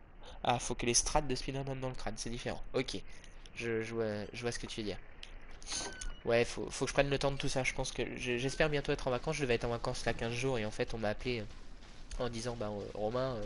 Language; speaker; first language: French; native; French